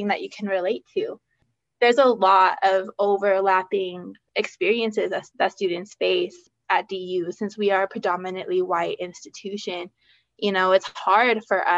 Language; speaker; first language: English; native; English